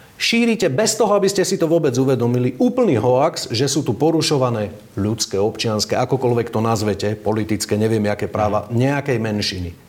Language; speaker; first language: Slovak; native; Slovak